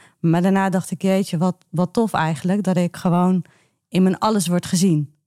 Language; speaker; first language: Dutch; early bilingual, other home language; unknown